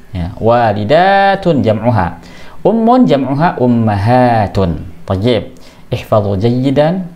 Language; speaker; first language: Arabic; non-native, fluent; Indonesian